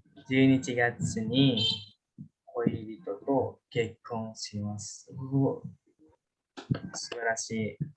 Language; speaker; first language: Japanese; non-native, fluent; Indonesian